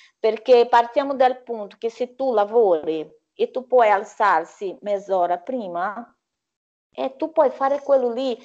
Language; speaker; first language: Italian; non-native, fluent; Portuguese